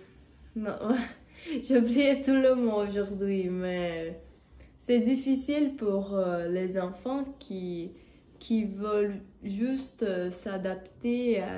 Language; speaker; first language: French; non-native, learner; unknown